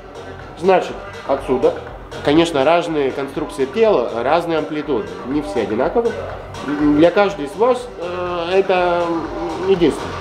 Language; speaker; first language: Russian; non-native, fluent; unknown